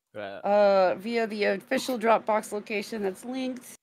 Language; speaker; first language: English; native; English